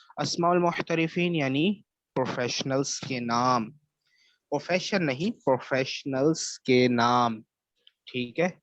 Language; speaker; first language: Urdu; native; Urdu